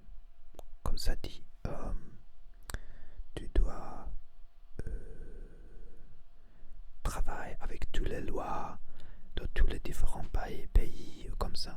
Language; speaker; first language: French; non-native, learner; Spanish